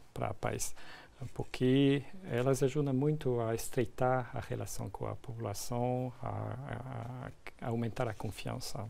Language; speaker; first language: Portuguese; non-native, fluent; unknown